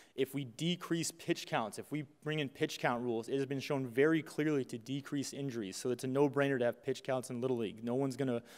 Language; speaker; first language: English; native; English